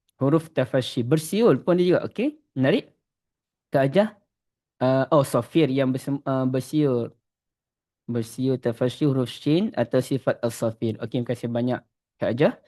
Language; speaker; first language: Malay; native; Malay